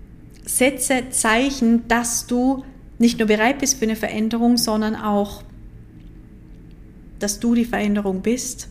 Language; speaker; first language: German; native; German